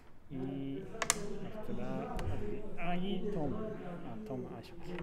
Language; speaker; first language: Portuguese; non-native, learner; Japanese